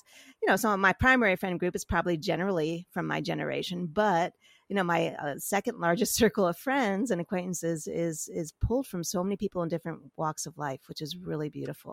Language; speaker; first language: English; native; English